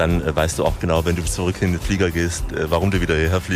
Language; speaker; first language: German; native; German